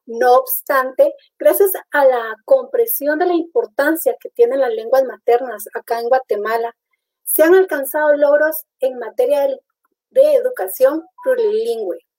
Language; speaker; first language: Spanish; native; Spanish